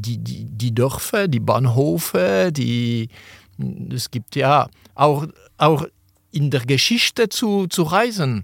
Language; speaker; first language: German; non-native, local second language; French